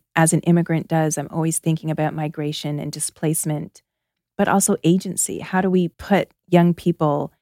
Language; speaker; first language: English; native; English